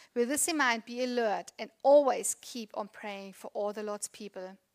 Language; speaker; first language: English; non-native, fluent; German